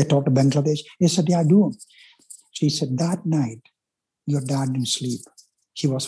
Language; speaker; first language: English; non-native, local second language; Malayalam